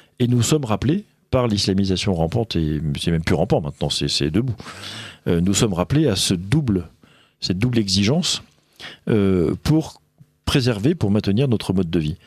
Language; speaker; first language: French; native; French